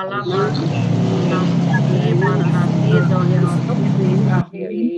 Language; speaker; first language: Arabic; non-native, learner; Indonesian